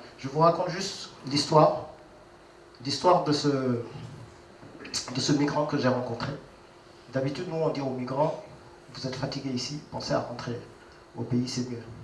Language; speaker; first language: French; non-native, local second language; Wolof